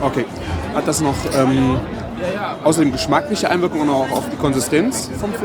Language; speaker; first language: German; native; German